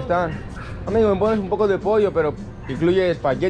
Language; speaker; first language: Spanish; non-native, learner; Greek